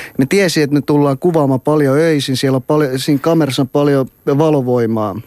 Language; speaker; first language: Finnish; early bilingual, other home language; Persian